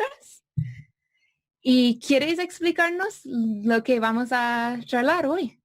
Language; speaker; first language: Spanish; non-native, fluent; English